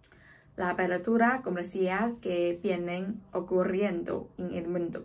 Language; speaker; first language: Spanish; non-native, fluent; Chinese